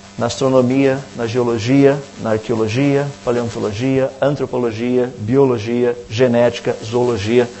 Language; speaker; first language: Portuguese; native; Portuguese